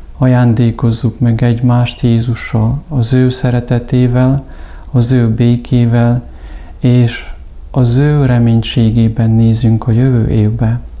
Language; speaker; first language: Hungarian; non-native, local second language; Ukrainian